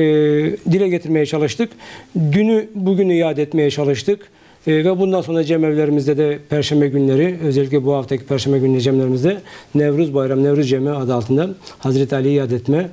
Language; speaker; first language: Turkish; native; Turkish